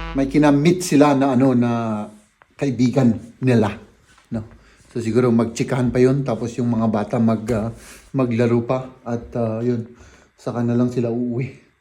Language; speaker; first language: Filipino; native; Filipino